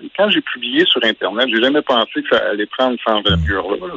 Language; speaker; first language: French; native; French